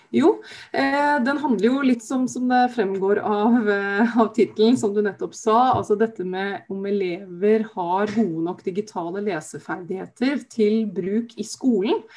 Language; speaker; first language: Norwegian; native; Norwegian